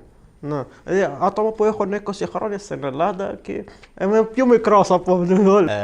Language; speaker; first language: Greek; non-native, learner; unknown